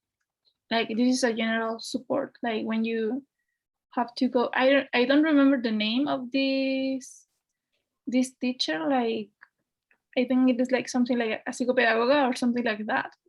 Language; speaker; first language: English; non-native, fluent; Spanish